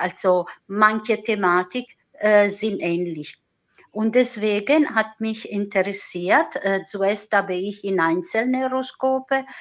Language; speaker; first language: German; non-native, fluent; Italian